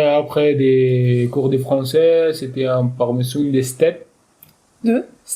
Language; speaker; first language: French; non-native, learner; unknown